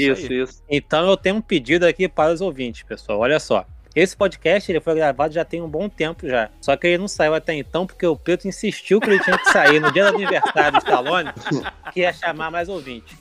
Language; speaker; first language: Portuguese; native; Portuguese